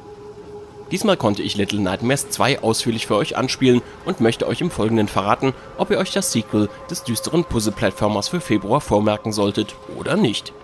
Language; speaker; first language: German; native; German